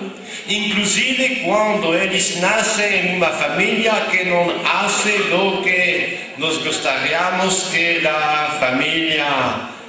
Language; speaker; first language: Spanish; non-native, fluent; French